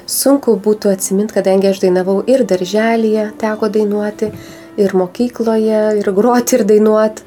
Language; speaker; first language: Lithuanian; native; Lithuanian